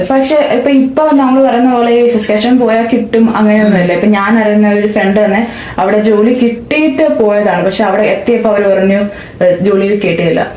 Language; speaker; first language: Malayalam; non-native, local second language; English